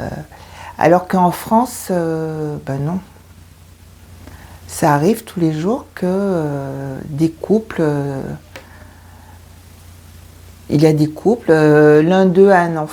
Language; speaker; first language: French; early bilingual, other home language; Korean